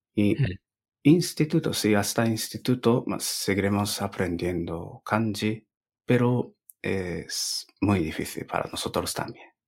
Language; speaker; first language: Spanish; non-native, fluent; Japanese